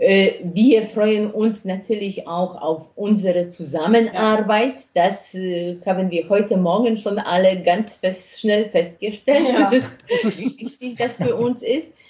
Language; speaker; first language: German; non-native, fluent; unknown